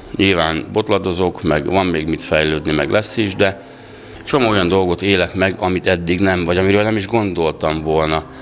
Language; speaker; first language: Hungarian; native; Hungarian